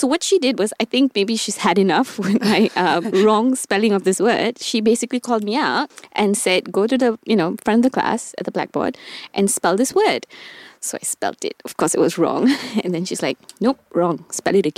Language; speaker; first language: English; non-native, local second language; Tamil